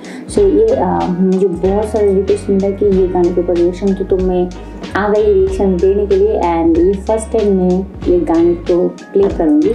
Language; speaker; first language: Hindi; non-native, fluent; Bangla